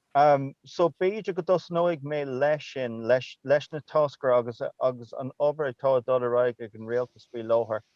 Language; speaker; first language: Irish; non-native, local second language; English